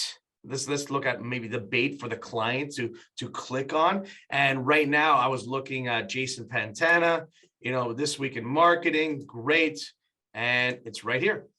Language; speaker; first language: English; native; English